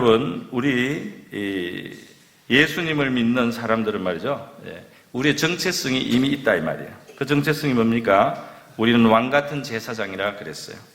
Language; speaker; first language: Korean; native; Korean